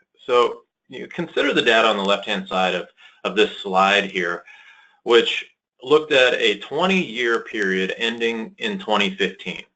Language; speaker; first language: English; native; English